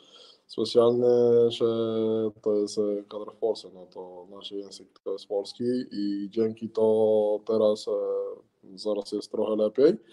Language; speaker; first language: Polish; non-native, learner; Spanish